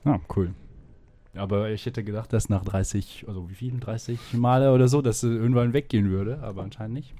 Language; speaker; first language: German; non-native, fluent; French